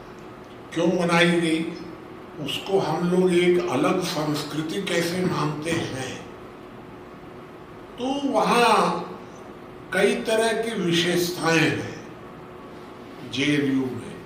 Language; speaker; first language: Hindi; native; Hindi